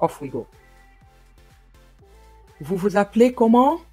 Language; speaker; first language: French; non-native, fluent; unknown